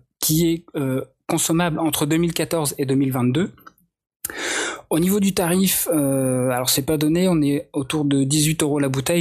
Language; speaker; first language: French; native; French